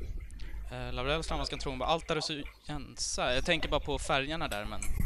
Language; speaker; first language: Swedish; native; Swedish